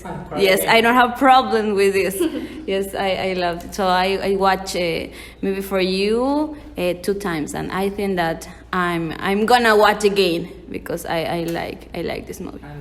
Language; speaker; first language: English; non-native, learner; Spanish